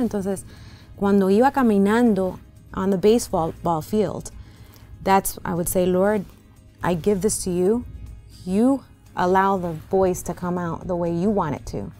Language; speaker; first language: English; early bilingual, other home language; Spanish